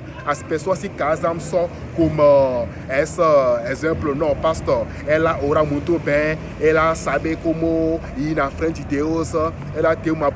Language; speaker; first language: Portuguese; non-native, fluent; French